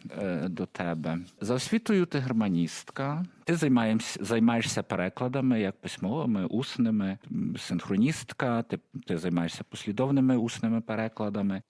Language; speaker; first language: Ukrainian; native; Ukrainian